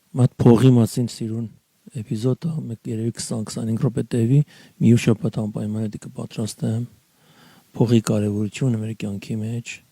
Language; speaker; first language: Armenian; native; Armenian